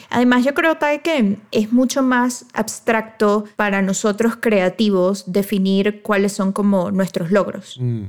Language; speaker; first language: Spanish; native; Spanish